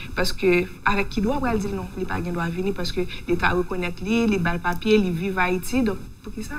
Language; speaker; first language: French; non-native, local second language; Haitian Creole